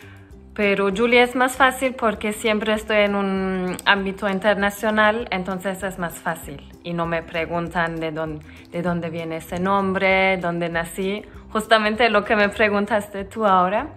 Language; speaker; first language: Spanish; non-native, fluent; Turkish